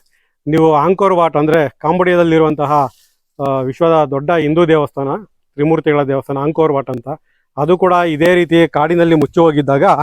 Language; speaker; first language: Kannada; native; Kannada